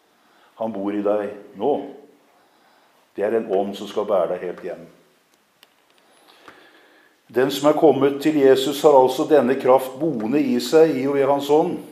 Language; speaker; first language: Norwegian; native; Norwegian